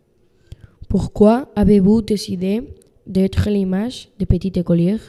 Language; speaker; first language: French; non-native, learner; Spanish